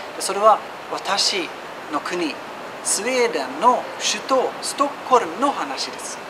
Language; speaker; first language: Japanese; non-native, fluent; Swedish